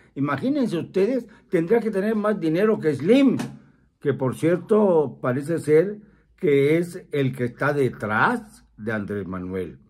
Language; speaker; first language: Spanish; native; Spanish